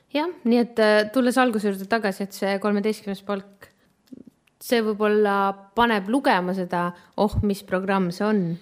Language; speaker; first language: Estonian; native; Estonian